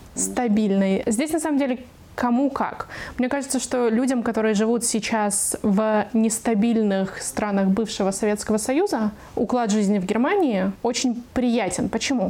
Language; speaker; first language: Russian; native; Russian